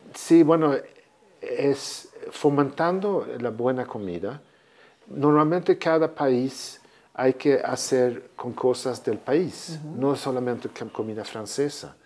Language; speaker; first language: Spanish; non-native, fluent; Swedish